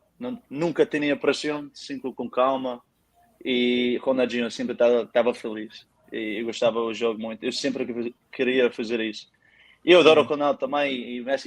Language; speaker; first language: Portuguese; early bilingual, heritage; Portuguese